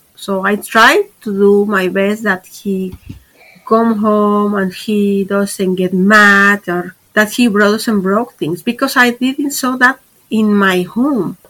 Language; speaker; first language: English; non-native, fluent; Spanish